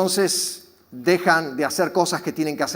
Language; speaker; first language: Spanish; native; Spanish